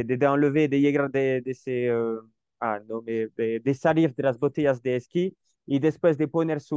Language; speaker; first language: Spanish; non-native, learner; French